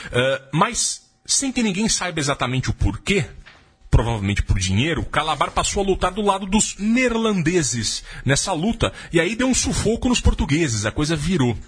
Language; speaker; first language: Portuguese; native; Portuguese